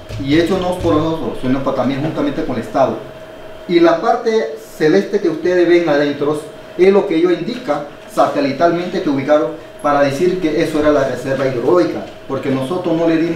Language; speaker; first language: Spanish; non-native, local second language; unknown